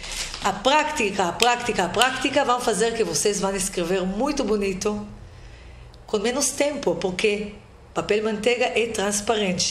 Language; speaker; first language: Portuguese; non-native, fluent; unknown